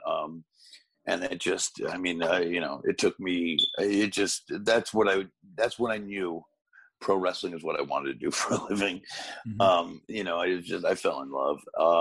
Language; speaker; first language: English; native; English